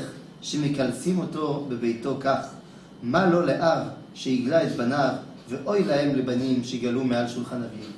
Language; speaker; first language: Hebrew; non-native, fluent; French